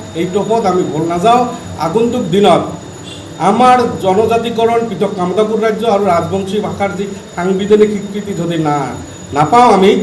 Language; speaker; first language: Assamese; non-native, local second language; Rangpuri